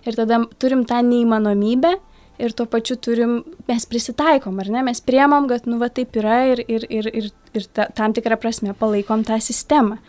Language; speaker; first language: Lithuanian; native; Lithuanian